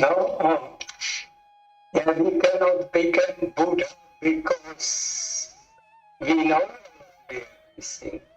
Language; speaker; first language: English; non-native, learner; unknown